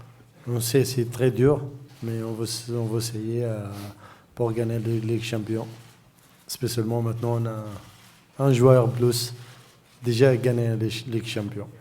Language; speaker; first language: French; non-native, learner; Arabic